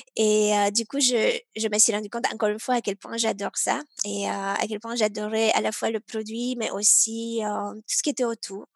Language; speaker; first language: French; non-native, fluent; Romanian